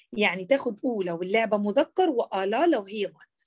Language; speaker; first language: Arabic; native; Arabic